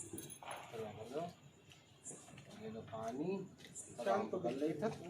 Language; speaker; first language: Hindi; native; Hindi